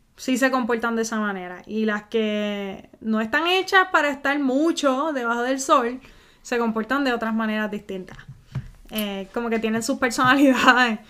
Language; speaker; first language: Spanish; early bilingual, heritage; Spanish